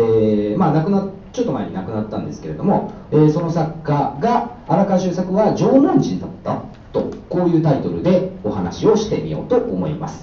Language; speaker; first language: Japanese; native; Japanese